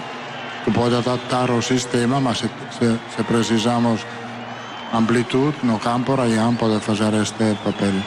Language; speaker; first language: Portuguese; non-native, fluent; Italian